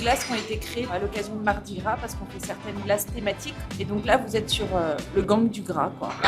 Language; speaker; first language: French; native; French